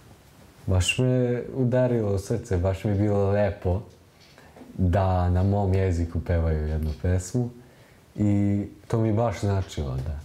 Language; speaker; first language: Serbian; early bilingual, heritage; German